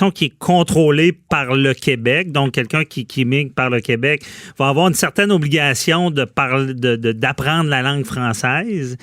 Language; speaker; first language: French; native; French